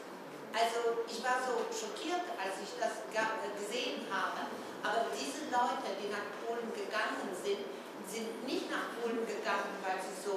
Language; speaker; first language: German; non-native, fluent; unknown